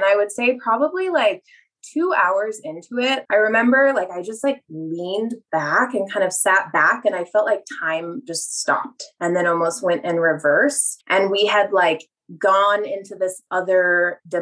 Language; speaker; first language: English; native; English